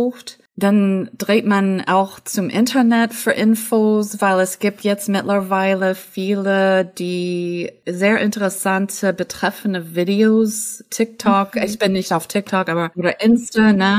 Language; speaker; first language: German; non-native, fluent; English